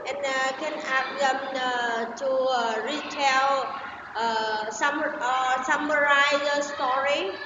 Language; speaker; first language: English; non-native, learner; Vietnamese